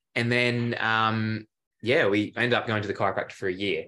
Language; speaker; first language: English; native; English